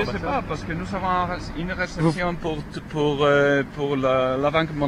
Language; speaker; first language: French; non-native, fluent; Spanish